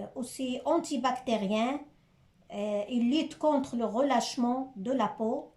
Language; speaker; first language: French; non-native, local second language; Arabic